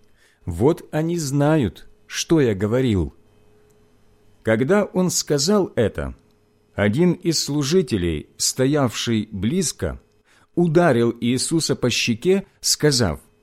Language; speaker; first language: Russian; native; Russian